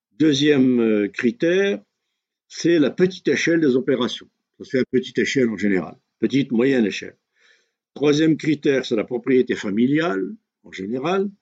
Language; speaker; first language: French; non-native, local second language; Kabyle